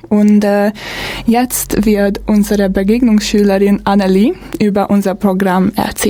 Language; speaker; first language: German; non-native, learner; Hungarian